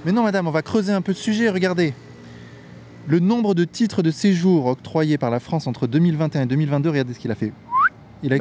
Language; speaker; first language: French; native; French